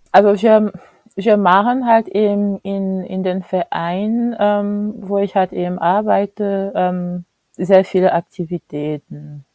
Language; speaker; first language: German; non-native, fluent; French